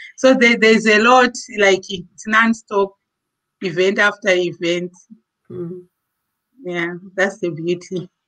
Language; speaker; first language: English; non-native, local second language; Shona